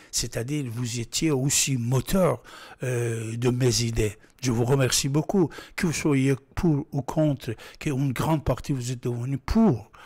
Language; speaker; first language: French; non-native, fluent; Persian